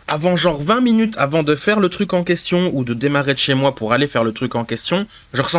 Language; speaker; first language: French; native; French